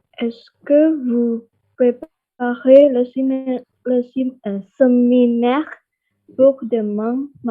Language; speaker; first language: French; non-native, learner; Indonesian